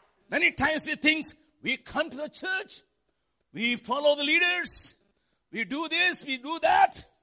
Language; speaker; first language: English; non-native, local second language; Tamil